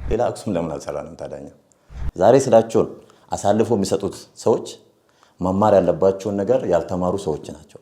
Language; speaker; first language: Amharic; non-native, local second language; Oromo